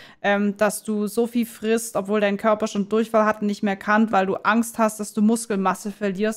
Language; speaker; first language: German; native; German